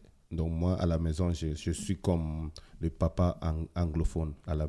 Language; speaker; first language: French; non-native, fluent; Ewe